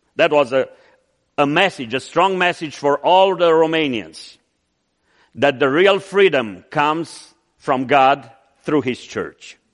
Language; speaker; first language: English; non-native, fluent; Romanian